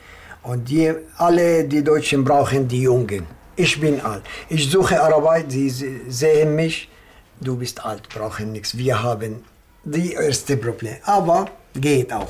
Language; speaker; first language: German; non-native, learner; Arabic